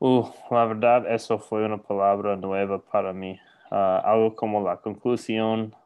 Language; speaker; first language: Spanish; non-native, learner; English